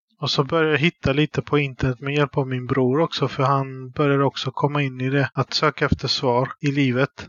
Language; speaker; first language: Swedish; early bilingual, other home language; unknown